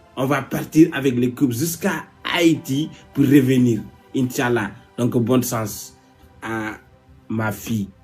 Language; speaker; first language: French; non-native, local second language; Wolof